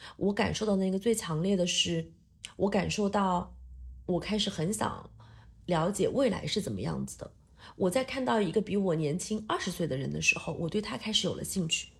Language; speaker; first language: Chinese; native; Chinese